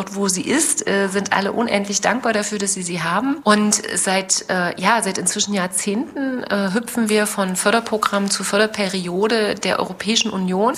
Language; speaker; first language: German; native; German